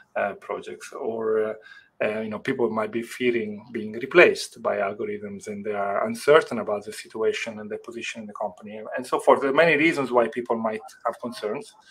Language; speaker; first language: English; non-native, fluent; Italian